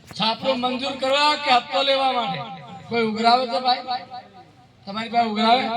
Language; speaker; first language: Gujarati; native; Gujarati